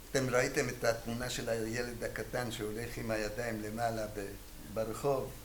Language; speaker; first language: Hebrew; non-native, fluent; Hungarian